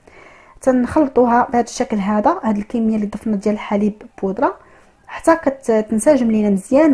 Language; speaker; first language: Arabic; native; Arabic